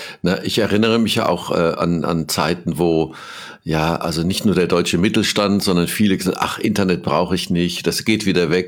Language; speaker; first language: German; native; German